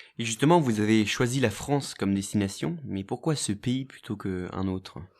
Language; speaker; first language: French; native; French